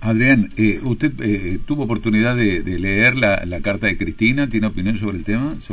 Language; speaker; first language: Spanish; native; Spanish